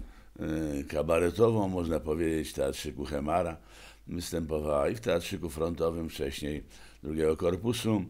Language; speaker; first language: Polish; native; Polish